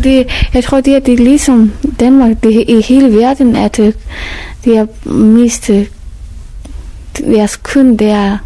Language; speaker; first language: Danish; non-native, fluent; Persian